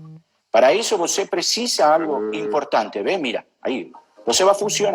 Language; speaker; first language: Portuguese; non-native, learner; Spanish